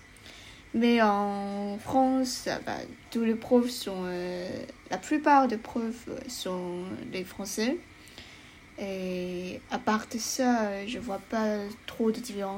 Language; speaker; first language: French; non-native, learner; Chinese